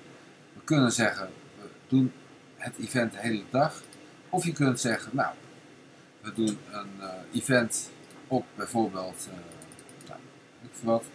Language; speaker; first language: Dutch; native; Dutch